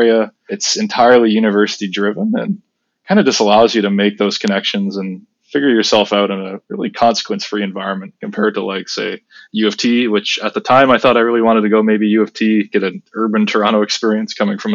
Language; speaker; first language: English; native; English